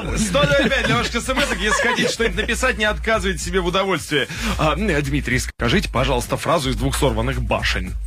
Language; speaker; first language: Russian; native; Russian